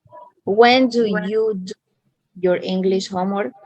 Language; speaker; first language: English; non-native, fluent; Spanish